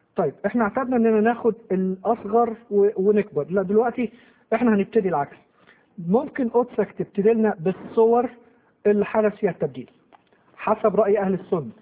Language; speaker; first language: Arabic; native; Arabic